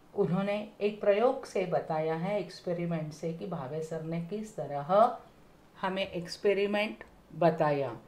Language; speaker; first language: Hindi; non-native, local second language; Marathi